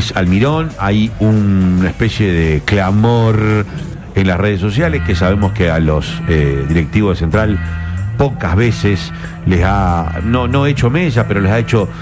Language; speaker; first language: Spanish; native; Spanish